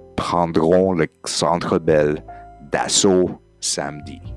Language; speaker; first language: French; non-native, learner; English